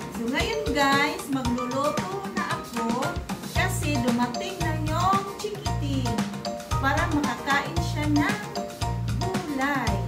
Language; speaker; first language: Filipino; non-native, local second language; Cebuano